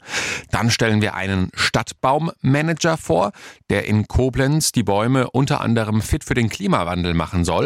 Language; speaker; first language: German; native; German